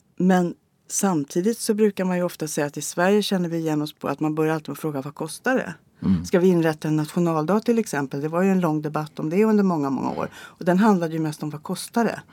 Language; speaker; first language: Swedish; native; Swedish